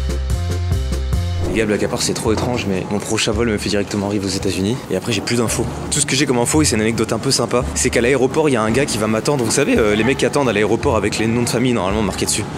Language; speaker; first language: French; native; French